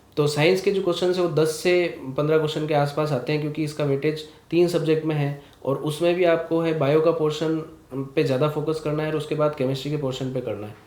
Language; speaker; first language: Hindi; native; Hindi